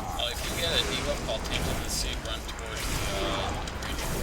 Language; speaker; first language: English; native; English